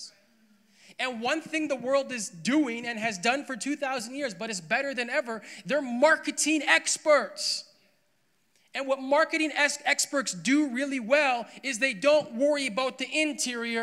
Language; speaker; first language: English; native; English